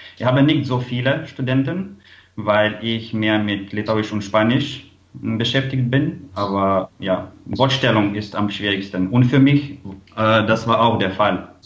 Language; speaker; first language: German; non-native, fluent; Lithuanian